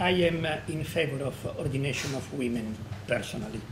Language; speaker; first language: English; non-native, fluent; Italian